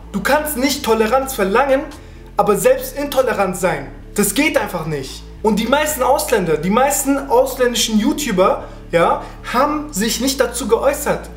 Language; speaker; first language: German; early bilingual, other home language; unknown